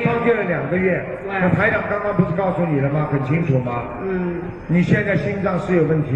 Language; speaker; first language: Chinese; native; Chinese